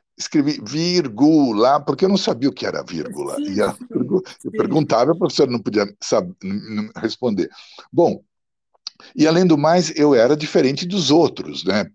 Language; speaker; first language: Portuguese; early bilingual, other home language; Italian